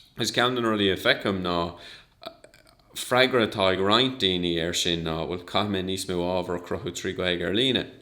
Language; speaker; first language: Irish; non-native, local second language; English